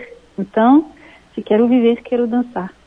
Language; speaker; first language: Portuguese; non-native, fluent; French